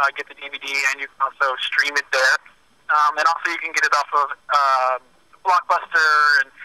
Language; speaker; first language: English; native; English